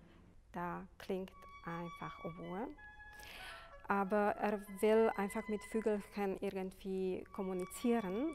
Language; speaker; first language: German; non-native, fluent; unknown